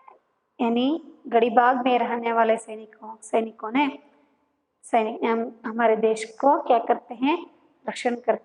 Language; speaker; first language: Hindi; non-native, local second language; Kannada